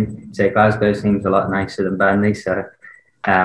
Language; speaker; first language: English; native; English